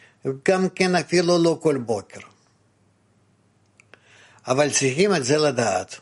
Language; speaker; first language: Hebrew; non-native, fluent; Russian